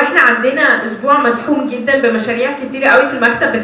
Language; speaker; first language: Arabic; native; Arabic